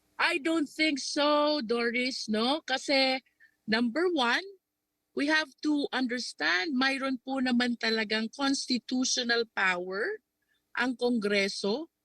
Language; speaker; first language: Filipino; native; Filipino